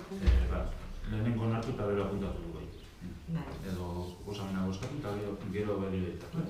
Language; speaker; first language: Basque; native; Basque